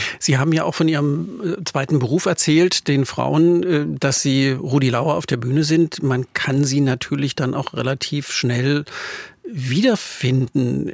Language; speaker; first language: German; native; German